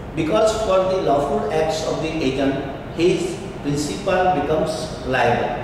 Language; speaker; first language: English; non-native, local second language; Gujarati